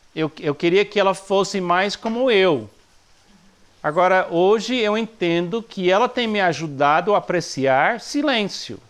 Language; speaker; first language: Portuguese; non-native, fluent; English